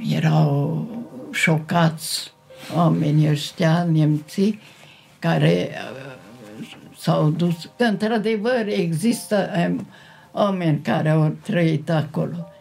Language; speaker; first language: Romanian; non-native, local second language; Hungarian